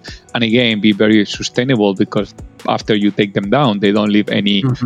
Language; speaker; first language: English; non-native, fluent; Spanish